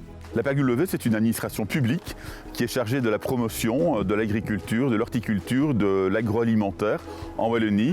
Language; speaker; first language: French; native; French